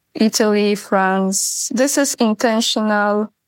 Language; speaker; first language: English; non-native, fluent; Polish